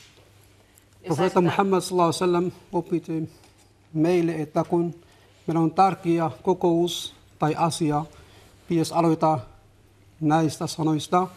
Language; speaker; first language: Finnish; non-native, fluent; Arabic